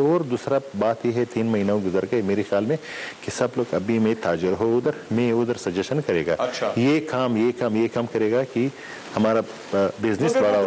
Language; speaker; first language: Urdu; non-native, learner; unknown